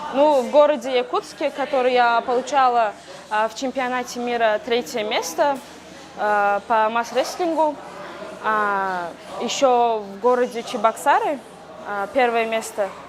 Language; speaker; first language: Russian; non-native, local second language; Tajik